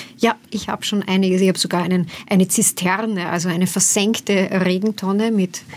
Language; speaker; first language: German; native; German